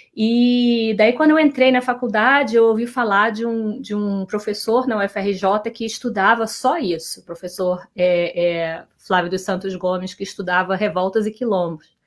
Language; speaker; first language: Portuguese; native; Portuguese